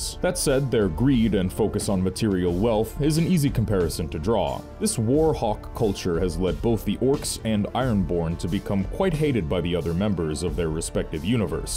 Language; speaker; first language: English; native; English